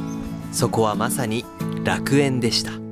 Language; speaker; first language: Japanese; native; Japanese